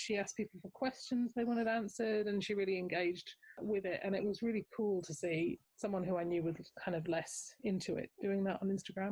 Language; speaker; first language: English; native; English